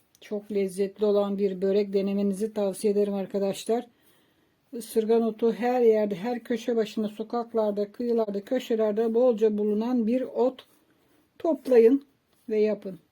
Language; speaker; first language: Turkish; native; Turkish